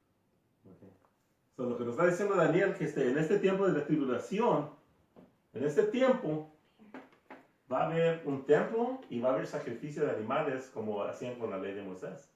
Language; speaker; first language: Spanish; early bilingual, heritage; Spanish